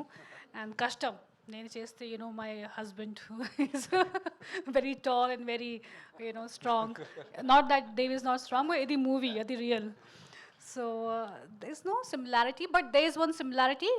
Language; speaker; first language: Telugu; non-native, learner; Hindi